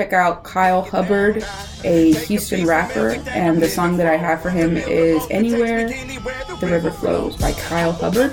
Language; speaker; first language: English; early bilingual, other home language; Spanish